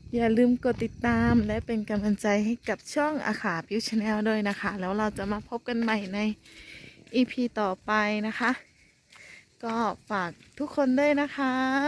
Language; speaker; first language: Thai; non-native, local second language; Akha